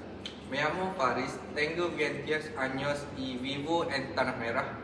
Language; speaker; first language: Spanish; non-native, learner; Malay